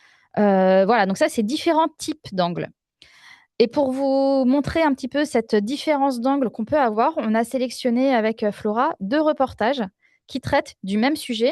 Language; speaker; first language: French; native; French